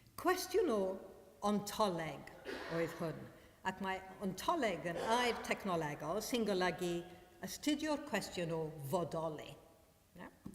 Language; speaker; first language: Welsh; non-native, fluent; Maltese